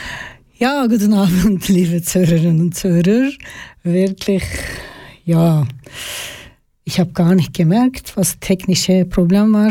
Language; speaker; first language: German; non-native, fluent; Georgian